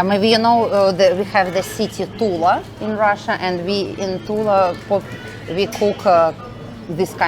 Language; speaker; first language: English; non-native, learner; Russian